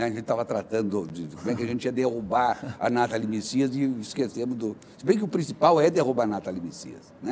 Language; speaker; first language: Portuguese; native; Portuguese